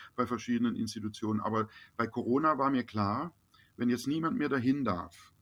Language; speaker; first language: German; native; German